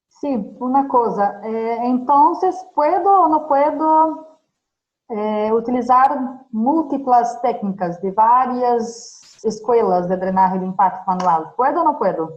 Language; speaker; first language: Spanish; non-native, fluent; Portuguese